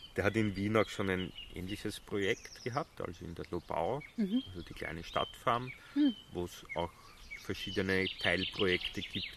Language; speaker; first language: German; native; German